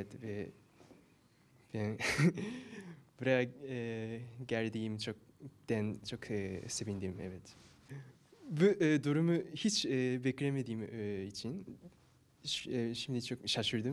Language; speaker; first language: Turkish; non-native, learner; Japanese